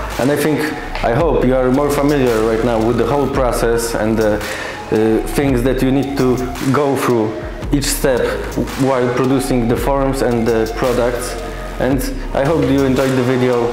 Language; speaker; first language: English; non-native, fluent; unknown